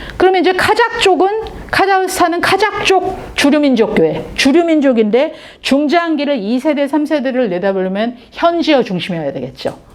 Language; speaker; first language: Korean; native; Korean